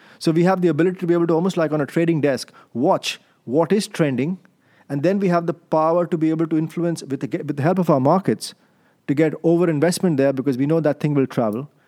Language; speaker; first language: English; non-native, local second language; Hindi